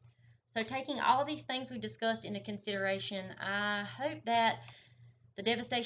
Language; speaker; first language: English; native; English